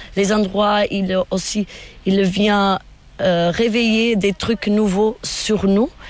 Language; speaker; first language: French; non-native, fluent; Portuguese